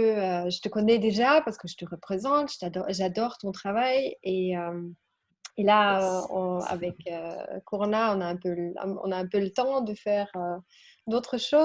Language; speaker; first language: French; non-native, learner; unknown